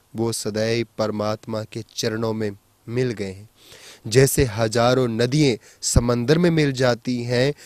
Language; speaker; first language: Hindi; non-native, local second language; Punjabi